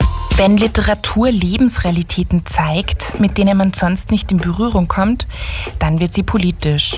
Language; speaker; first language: German; native; German